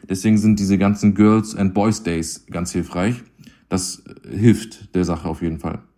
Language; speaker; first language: German; native; German